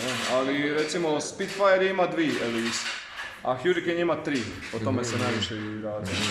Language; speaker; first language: Croatian; native; Croatian